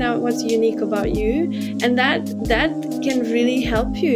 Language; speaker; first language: English; non-native, fluent; Hungarian